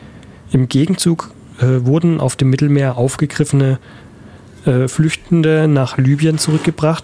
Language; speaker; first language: German; native; German